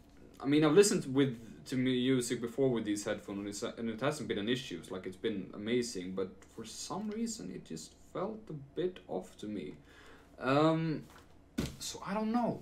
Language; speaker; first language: English; non-native, fluent; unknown